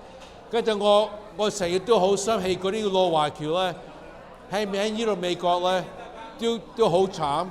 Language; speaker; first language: Cantonese; early bilingual, heritage; Cantonese